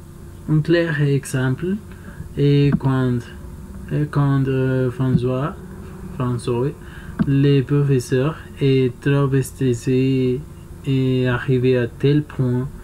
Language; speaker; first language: French; non-native, learner; Spanish